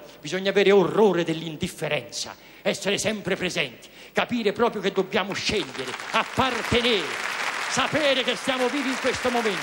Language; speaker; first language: Italian; native; Italian